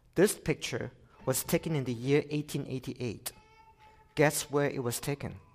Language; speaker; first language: English; non-native, local second language; Cantonese